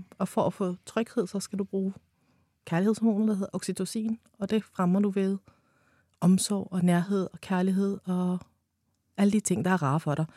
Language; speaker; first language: Danish; early bilingual, other home language; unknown